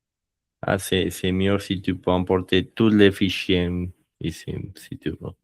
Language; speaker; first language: French; non-native, learner; Spanish